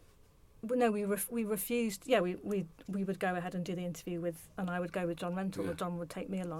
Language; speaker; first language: English; native; English